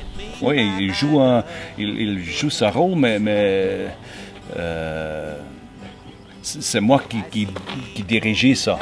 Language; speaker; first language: French; non-native, learner; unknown